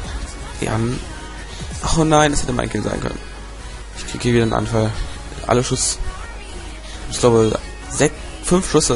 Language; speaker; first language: German; native; German